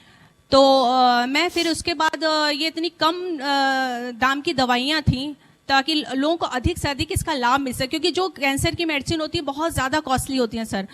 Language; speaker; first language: Hindi; native; Hindi